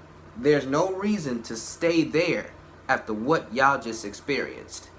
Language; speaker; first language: English; native; English